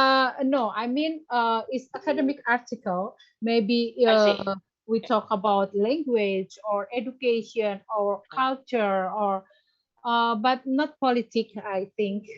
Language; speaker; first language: English; non-native, fluent; Indonesian